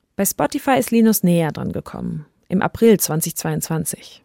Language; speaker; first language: German; native; German